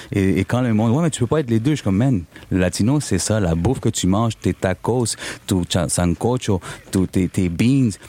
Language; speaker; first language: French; early bilingual, other home language; Spanish